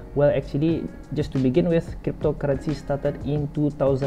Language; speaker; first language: English; non-native, local second language; Malay